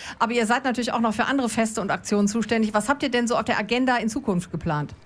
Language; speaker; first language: German; native; German